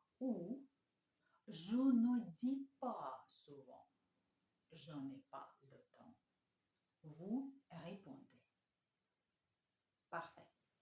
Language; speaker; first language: French; non-native, fluent; Russian